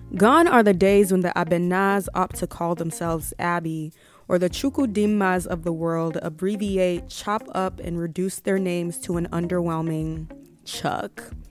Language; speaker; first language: English; early bilingual, other home language; Yoruba